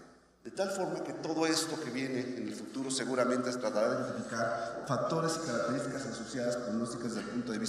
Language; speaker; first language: Spanish; native; Spanish